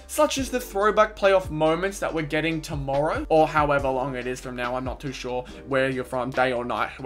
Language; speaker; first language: English; native; English